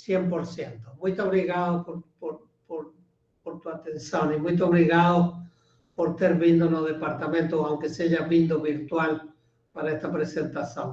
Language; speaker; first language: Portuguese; non-native, fluent; Spanish